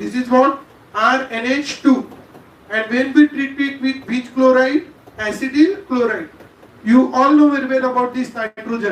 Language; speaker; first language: English; non-native, local second language; Marathi